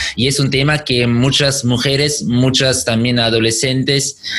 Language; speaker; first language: Spanish; non-native, fluent; German